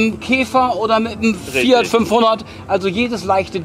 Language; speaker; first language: German; native; German